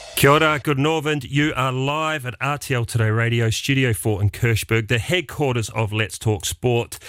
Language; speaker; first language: English; native; English